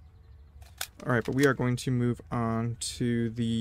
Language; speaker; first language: English; native; English